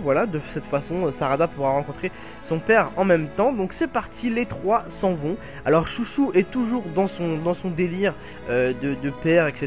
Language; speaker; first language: French; native; French